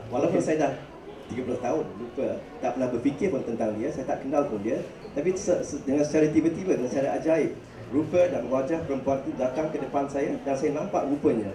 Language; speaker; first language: Malay; native; Malay